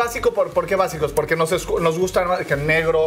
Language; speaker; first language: Spanish; native; Spanish